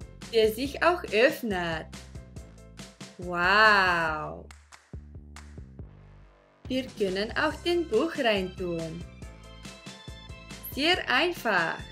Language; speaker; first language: German; non-native, fluent; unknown